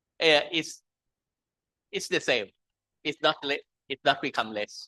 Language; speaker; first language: English; non-native, learner; Thai